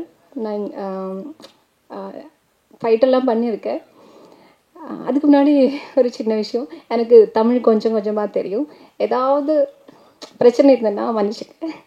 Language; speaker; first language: Tamil; non-native, learner; Malayalam